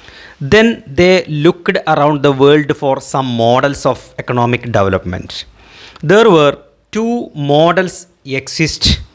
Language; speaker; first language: English; non-native, local second language; Malayalam